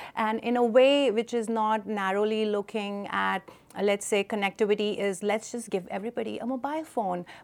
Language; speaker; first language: English; non-native, local second language; Hindi